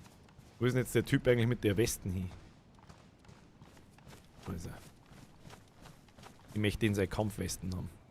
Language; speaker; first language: German; native; German